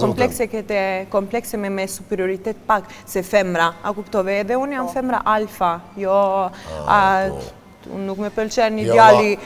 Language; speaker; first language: Albanian; non-native, learner; Romanian